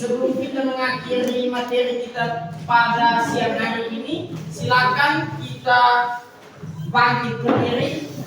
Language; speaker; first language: Indonesian; native; Indonesian